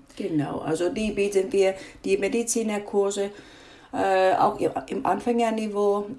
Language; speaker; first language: German; non-native, fluent; Finnish